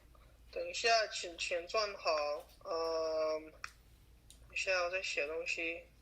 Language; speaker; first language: Chinese; early bilingual, heritage; English